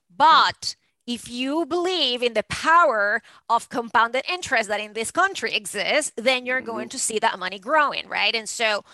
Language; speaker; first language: English; non-native, fluent; Spanish